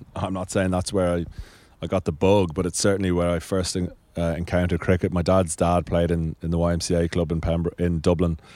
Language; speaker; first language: English; native; English